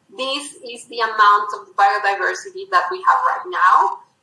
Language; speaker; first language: English; non-native, fluent; Spanish